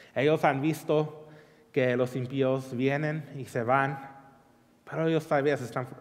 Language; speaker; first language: Spanish; early bilingual, heritage; Spanish